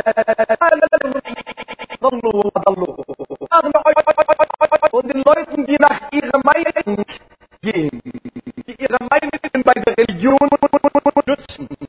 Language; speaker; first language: German; non-native, learner; Arabic